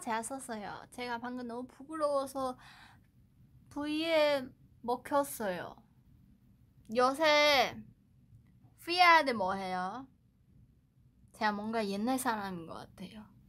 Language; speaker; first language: Korean; non-native, fluent; Chinese